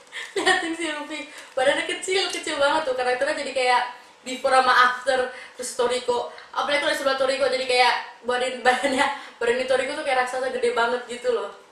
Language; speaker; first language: Indonesian; native; Indonesian